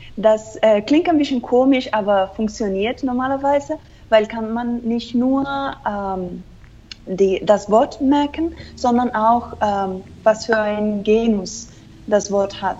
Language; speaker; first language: German; non-native, fluent; Spanish